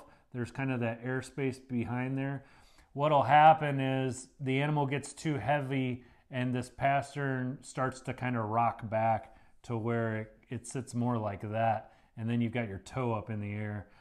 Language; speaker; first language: English; native; English